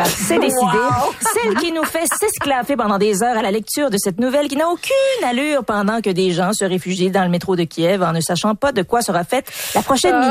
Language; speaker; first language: French; native; French